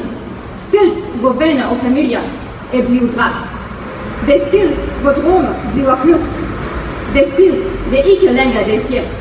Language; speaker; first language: Danish; non-native, fluent; Arabic